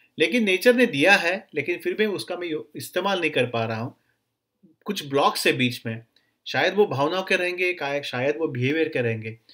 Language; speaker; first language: Hindi; non-native, local second language; Marathi